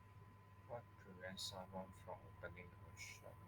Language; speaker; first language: English; non-native, local second language; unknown